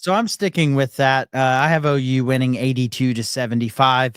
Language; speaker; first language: English; native; English